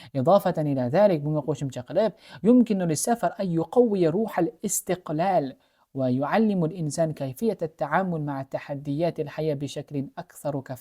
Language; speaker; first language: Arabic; non-native, fluent; Uzbek